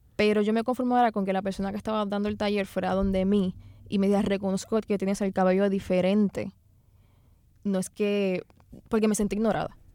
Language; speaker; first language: Spanish; native; Spanish